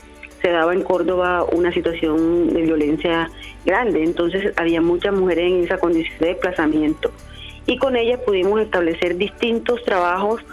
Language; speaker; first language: Spanish; native; Spanish